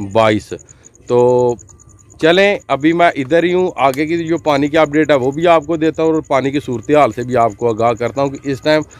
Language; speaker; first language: Urdu; non-native, local second language; Punjabi